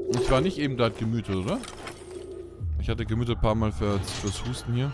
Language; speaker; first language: German; native; German